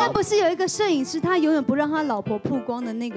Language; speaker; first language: Chinese; native; Chinese